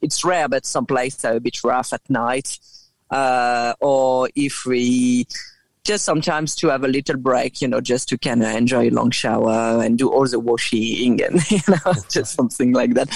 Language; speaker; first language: English; non-native, fluent; French